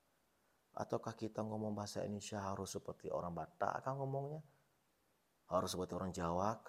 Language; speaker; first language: Indonesian; non-native, local second language; Achinese